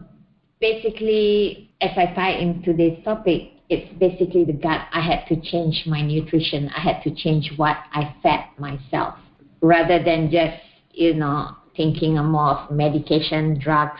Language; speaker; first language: English; non-native, local second language; Malay